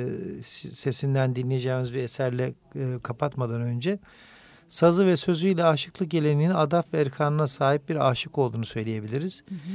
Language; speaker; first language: Turkish; native; Turkish